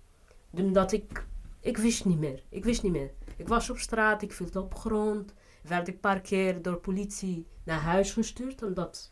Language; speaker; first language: Dutch; non-native, fluent; Portuguese